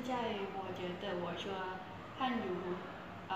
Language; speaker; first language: Chinese; non-native, learner; Thai